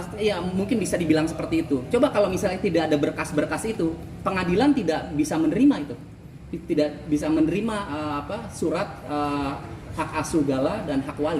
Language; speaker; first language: Indonesian; native; Indonesian